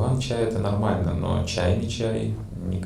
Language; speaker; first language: Russian; native; Russian